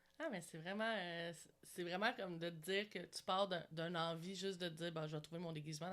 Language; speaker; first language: French; native; French